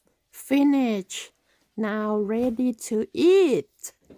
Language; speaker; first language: English; non-native, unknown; Thai